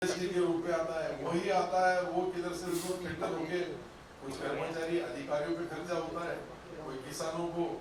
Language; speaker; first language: Hindi; non-native, local second language; Urdu